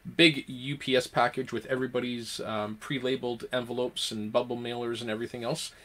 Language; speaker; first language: English; native; English